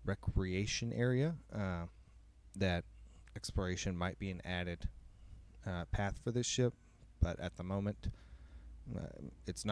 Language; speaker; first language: English; native; English